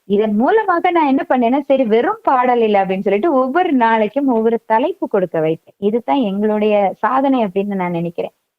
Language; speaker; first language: Tamil; non-native, local second language; Malayalam